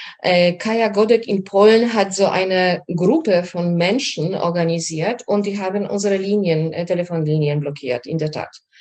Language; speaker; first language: German; non-native, fluent; Polish